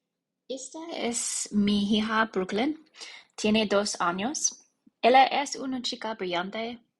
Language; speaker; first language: Spanish; non-native, learner; English